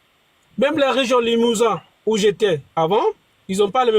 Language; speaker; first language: French; non-native, fluent; Arabic